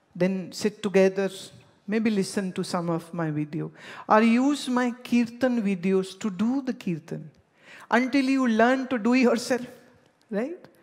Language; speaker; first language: English; non-native, local second language; Hindi